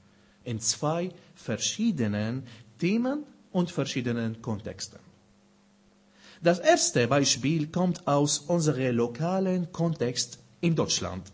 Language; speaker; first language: German; non-native, fluent; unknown